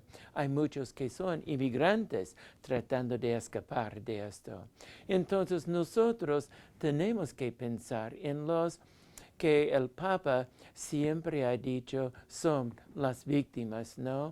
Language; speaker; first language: Spanish; non-native, fluent; English